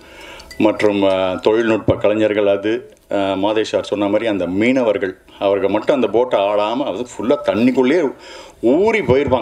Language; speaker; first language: Tamil; native; Tamil